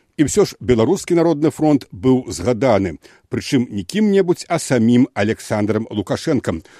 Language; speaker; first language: Belarusian; native; Belarusian